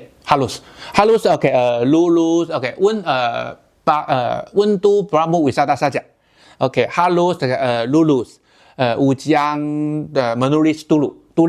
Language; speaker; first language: Indonesian; non-native, learner; Chinese